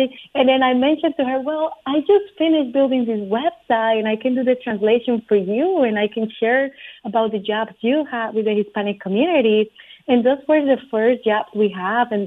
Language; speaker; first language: English; non-native, fluent; Spanish